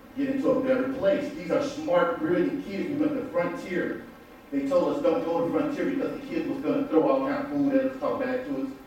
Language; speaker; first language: English; native; English